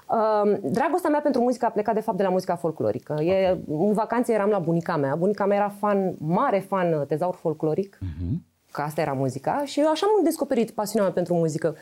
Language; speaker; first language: Romanian; native; Romanian